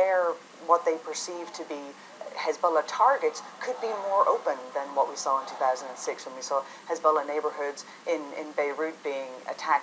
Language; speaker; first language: English; native; English